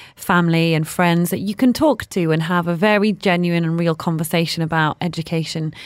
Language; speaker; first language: English; native; English